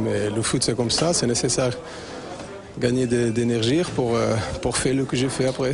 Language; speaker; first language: French; non-native, fluent; Portuguese